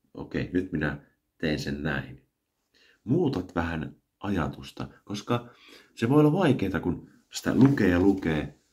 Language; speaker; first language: Finnish; native; Finnish